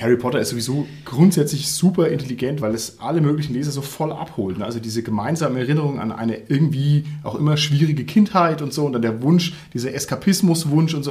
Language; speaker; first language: German; native; German